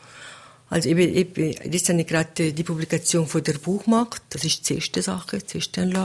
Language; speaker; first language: German; non-native, local second language; Italian